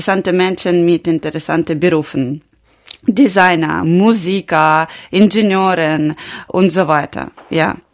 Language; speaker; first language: German; non-native, learner; Ukrainian